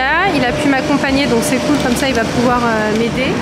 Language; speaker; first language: French; native; French